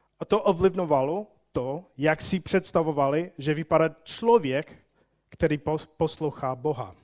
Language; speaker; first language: Czech; non-native, fluent; English